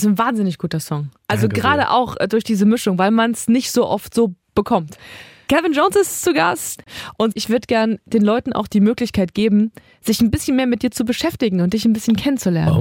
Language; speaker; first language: German; native; German